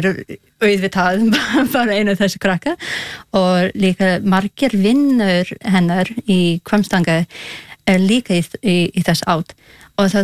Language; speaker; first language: Icelandic; non-native, learner; Spanish